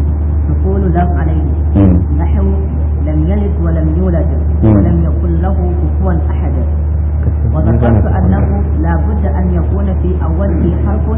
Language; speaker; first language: Arabic; non-native, fluent; Hausa